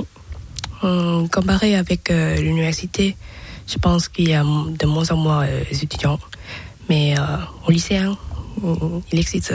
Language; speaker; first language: French; non-native, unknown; Thai